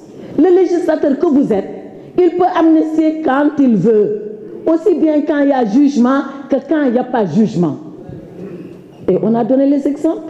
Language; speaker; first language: French; non-native, local second language; Wolof